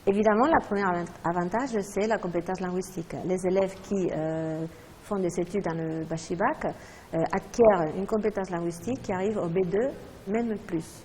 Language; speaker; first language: French; non-native, fluent; Spanish